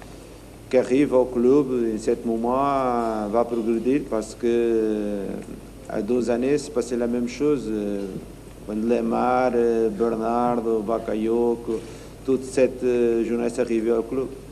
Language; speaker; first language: French; non-native, learner; Portuguese